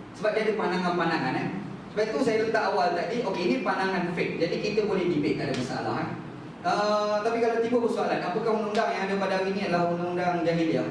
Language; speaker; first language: Malay; native; Malay